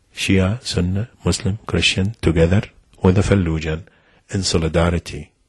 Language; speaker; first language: English; non-native, fluent; Arabic